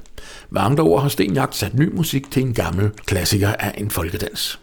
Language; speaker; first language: Danish; native; Danish